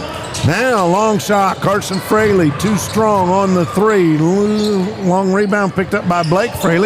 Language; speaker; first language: English; native; English